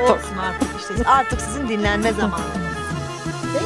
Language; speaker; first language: Turkish; native; Turkish